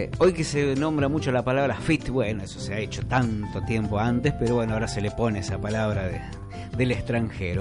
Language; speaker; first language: Spanish; native; Spanish